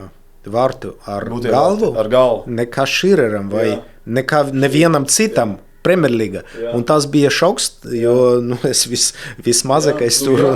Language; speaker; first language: Latvian; non-native, local second language; Russian